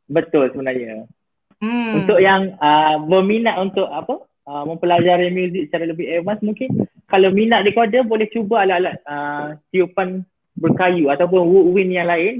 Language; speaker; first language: Malay; native; Malay